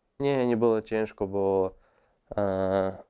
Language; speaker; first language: Polish; non-native, fluent; Russian